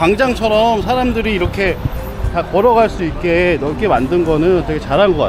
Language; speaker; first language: Korean; native; Korean